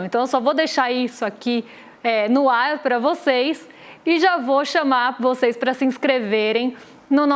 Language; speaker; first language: Portuguese; native; Portuguese